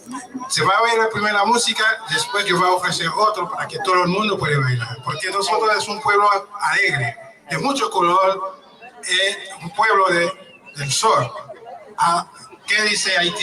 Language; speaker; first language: Spanish; non-native, learner; Haitian Creole